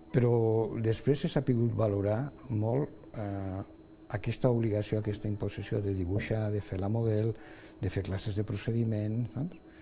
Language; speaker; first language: Catalan; non-native, local second language; Spanish